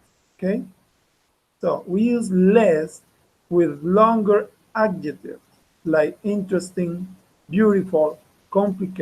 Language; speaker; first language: English; non-native, fluent; Spanish